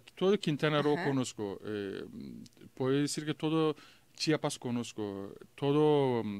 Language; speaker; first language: Spanish; non-native, fluent; Turkish